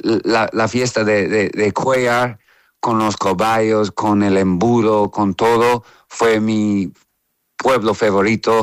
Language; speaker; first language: Spanish; non-native, learner; English